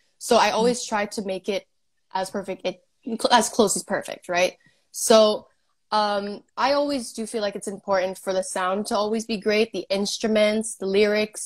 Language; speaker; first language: English; native; English